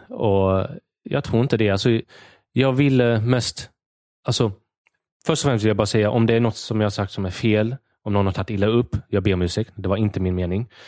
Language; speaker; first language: Swedish; native; Swedish